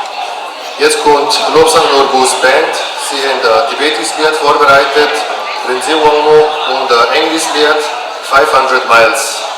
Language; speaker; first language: German; non-native, fluent; Tibetan